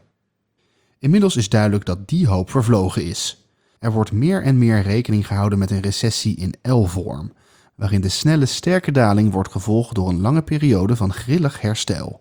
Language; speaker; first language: Dutch; native; Dutch